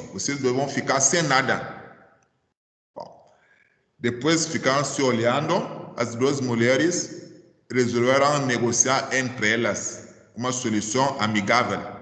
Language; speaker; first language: Portuguese; non-native, fluent; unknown